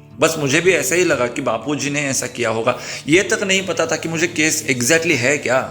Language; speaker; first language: Hindi; non-native, local second language; Marathi